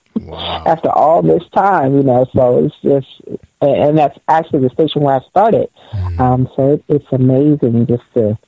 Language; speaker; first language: English; native; English